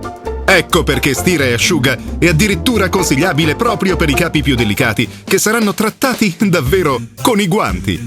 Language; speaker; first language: Italian; native; Italian